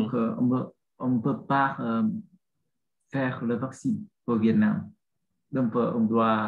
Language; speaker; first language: French; non-native, learner; Vietnamese